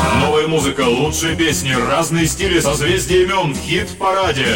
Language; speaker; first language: Russian; native; Russian